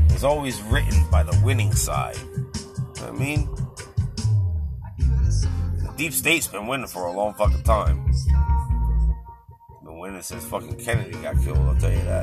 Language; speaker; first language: English; native; English